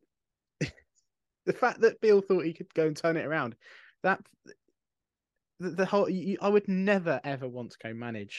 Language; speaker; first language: English; native; English